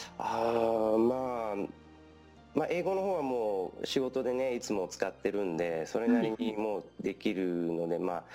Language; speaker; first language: Japanese; native; Japanese